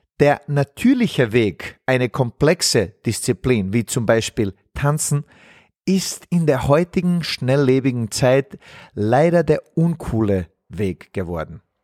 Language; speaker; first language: German; non-native, fluent; Bosnian